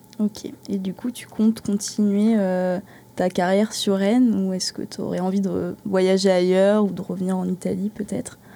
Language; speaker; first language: French; native; French